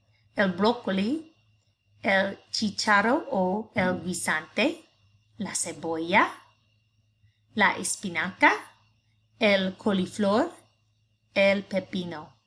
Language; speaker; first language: Spanish; non-native, fluent; English